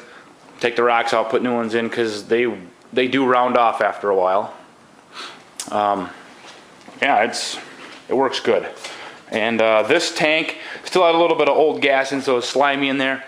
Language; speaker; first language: English; native; English